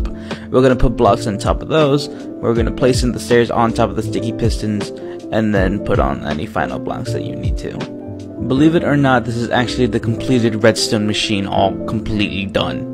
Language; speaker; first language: English; native; English